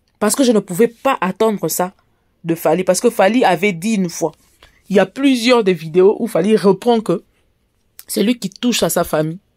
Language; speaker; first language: French; non-native, local second language; Lingala